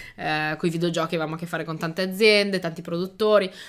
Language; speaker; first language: Italian; early bilingual, other home language; Albanian